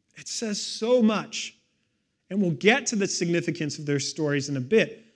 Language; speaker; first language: English; native; English